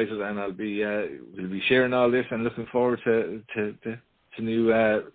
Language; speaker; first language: English; native; English